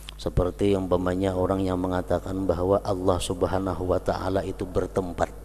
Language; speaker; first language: Indonesian; non-native, local second language; Banjar